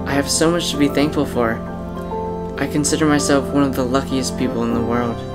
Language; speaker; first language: English; native; English